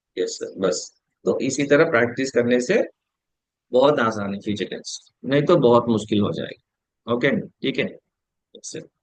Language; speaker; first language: Hindi; non-native, local second language; Telugu